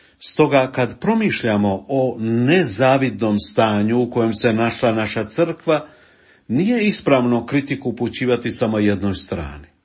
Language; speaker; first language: Croatian; native; Croatian